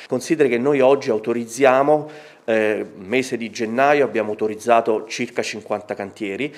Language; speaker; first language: Italian; native; Italian